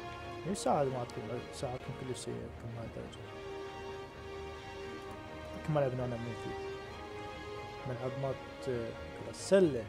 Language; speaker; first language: Arabic; native; Arabic